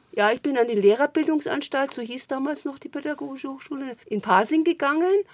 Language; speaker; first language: German; early bilingual, other home language; French